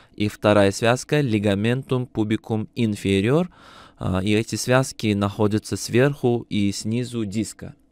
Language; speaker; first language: Russian; non-native, local second language; Uzbek